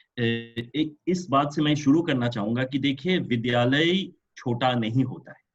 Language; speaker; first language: Hindi; non-native, local second language; French